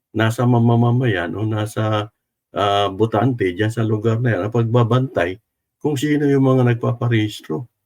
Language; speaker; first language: Filipino; non-native, local second language; Cebuano